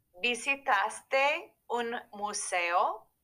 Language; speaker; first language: Spanish; non-native, fluent; English